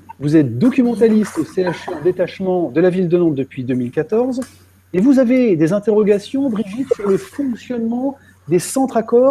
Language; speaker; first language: French; native; French